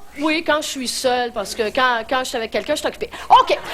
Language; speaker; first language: French; native; French